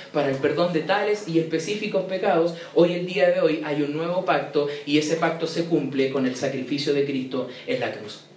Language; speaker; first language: Spanish; native; Spanish